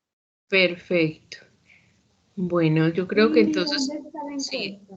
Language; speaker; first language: Spanish; native; Spanish